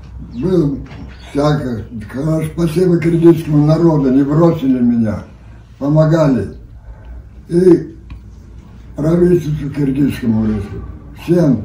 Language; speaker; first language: Russian; non-native, local second language; Chechen